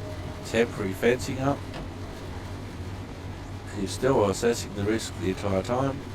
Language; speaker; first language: English; native; English